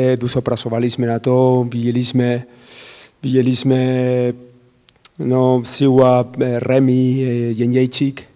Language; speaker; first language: Polish; non-native, learner; Spanish